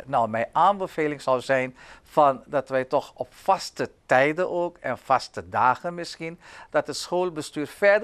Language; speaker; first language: Dutch; native; Dutch